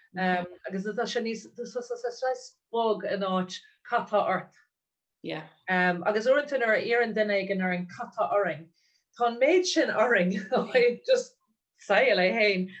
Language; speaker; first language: Irish; non-native, local second language; English